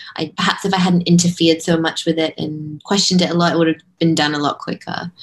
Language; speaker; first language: English; native; English